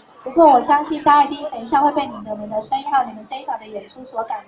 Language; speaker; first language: Chinese; native; Chinese